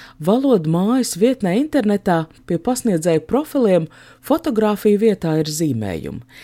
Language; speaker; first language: Latvian; native; Latvian